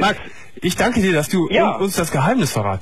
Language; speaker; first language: German; native; German